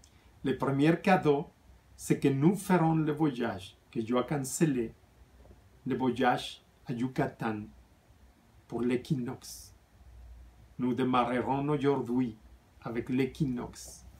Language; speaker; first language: French; non-native, fluent; Spanish